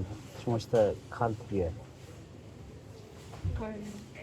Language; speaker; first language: German; non-native, learner; Amharic